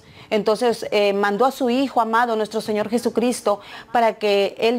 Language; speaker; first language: Spanish; native; Spanish